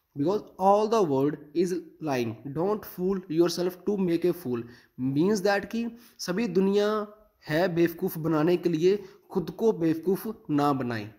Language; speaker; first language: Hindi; non-native, local second language; Punjabi